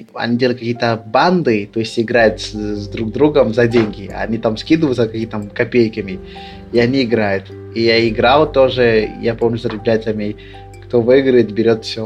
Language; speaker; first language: Russian; early bilingual, other home language; Lingala